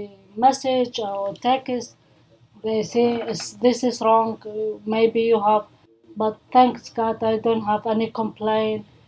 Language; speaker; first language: English; non-native, learner; Arabic